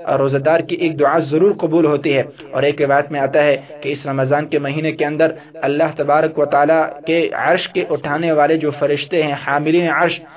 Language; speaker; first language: Urdu; native; Urdu